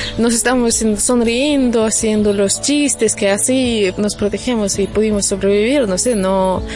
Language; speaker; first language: Spanish; non-native, fluent; Russian